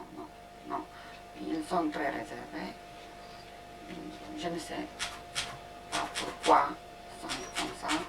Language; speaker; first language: French; non-native, fluent; Romanian